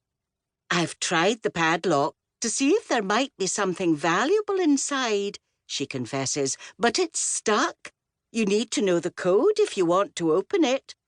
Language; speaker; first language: English; native; English